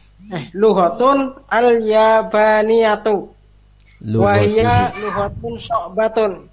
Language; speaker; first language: Arabic; non-native, learner; Indonesian